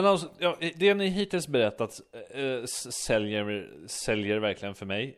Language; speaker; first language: Swedish; native; Swedish